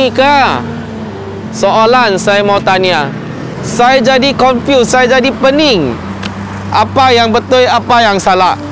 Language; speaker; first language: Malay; non-native, local second language; Min Nan Chinese